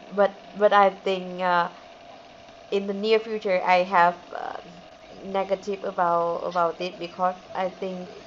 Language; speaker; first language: English; non-native, learner; Vietnamese